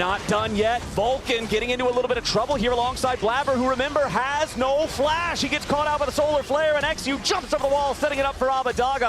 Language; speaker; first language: English; native; English